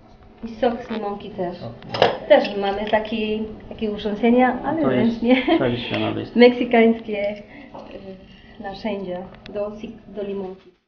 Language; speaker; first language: Polish; non-native, fluent; Spanish